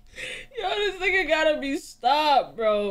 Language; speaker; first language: English; native; English